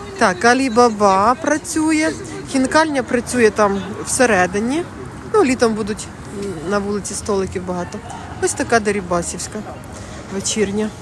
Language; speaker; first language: Ukrainian; native; Ukrainian